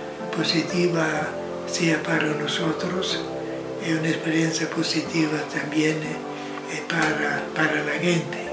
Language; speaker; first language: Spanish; non-native, fluent; Italian